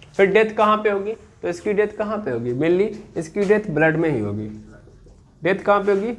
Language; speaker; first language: Hindi; native; Hindi